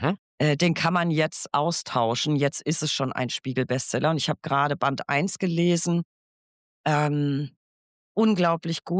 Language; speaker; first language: German; native; German